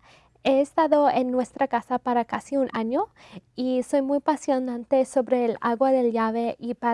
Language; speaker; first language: Spanish; non-native, fluent; English